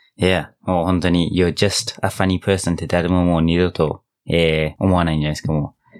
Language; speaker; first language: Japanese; non-native, fluent; English